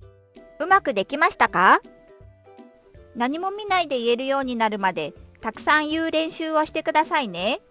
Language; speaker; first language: Japanese; non-native, fluent; Korean